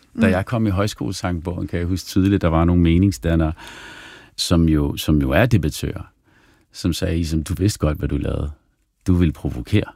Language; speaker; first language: Danish; early bilingual, other home language; Arabic